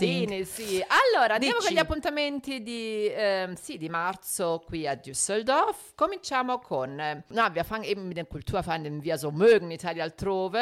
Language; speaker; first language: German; non-native, fluent; Italian